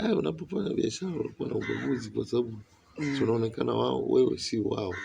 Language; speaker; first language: Swahili; native; Swahili